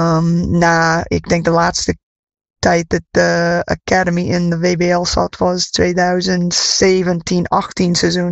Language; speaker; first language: Dutch; non-native, fluent; English